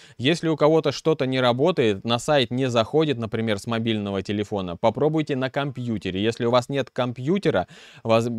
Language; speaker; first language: Russian; native; Russian